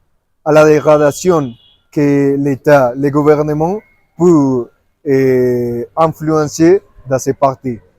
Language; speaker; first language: French; non-native, learner; Spanish